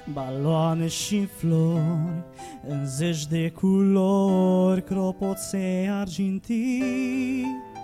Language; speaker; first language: Romanian; native; Romanian